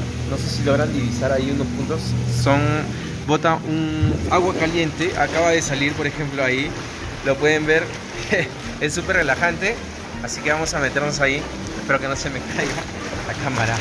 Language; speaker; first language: Spanish; native; Spanish